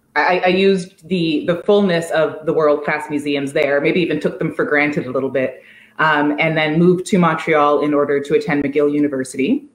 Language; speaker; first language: English; native; English